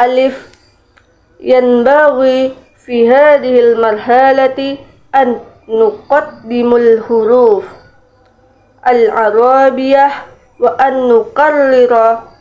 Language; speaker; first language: Arabic; non-native, learner; Indonesian